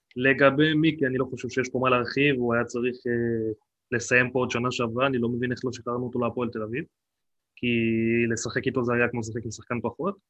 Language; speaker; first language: Hebrew; native; Hebrew